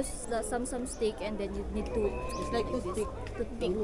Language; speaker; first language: English; non-native, local second language; Filipino